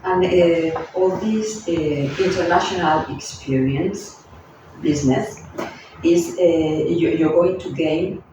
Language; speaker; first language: English; non-native, fluent; Spanish